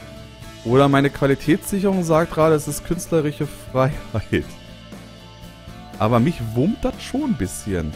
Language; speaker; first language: German; native; German